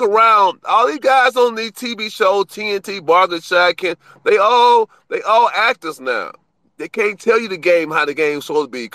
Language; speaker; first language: English; native; English